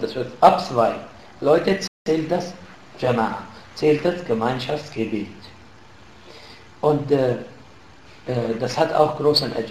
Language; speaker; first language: German; non-native, fluent; Arabic